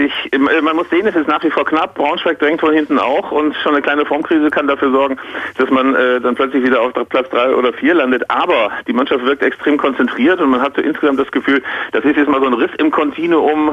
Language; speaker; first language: German; native; German